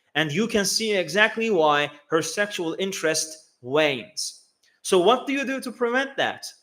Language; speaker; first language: English; non-native, fluent; Turkish